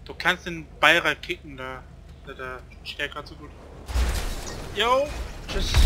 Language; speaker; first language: German; native; German